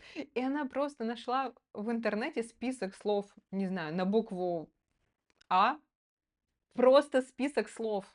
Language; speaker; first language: Russian; native; Russian